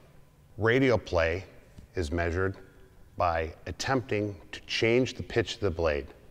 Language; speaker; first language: English; native; English